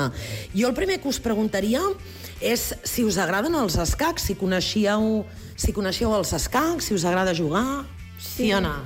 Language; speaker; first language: Catalan; native; Catalan